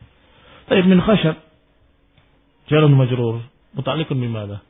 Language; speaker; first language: Arabic; non-native, fluent; Indonesian